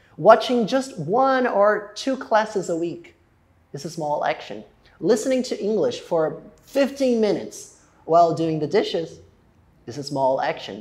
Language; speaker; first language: English; non-native, fluent; Portuguese